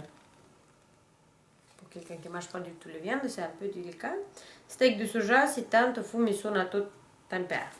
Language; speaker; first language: French; non-native, fluent; Russian